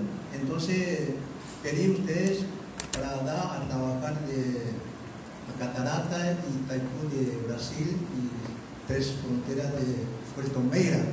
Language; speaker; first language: Spanish; non-native, local second language; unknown